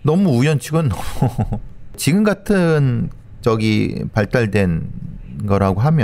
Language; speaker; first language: Korean; native; Korean